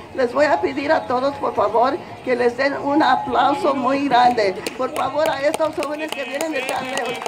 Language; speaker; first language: Spanish; early bilingual, heritage; Spanish